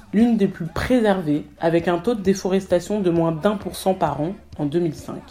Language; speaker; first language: French; native; French